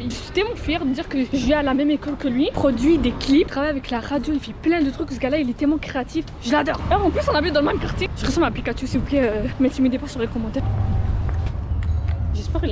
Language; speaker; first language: French; native; French